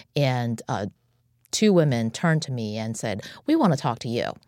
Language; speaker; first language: English; non-native, fluent; Chinese